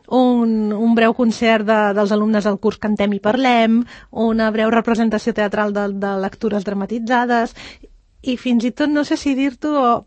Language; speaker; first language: Catalan; native; Catalan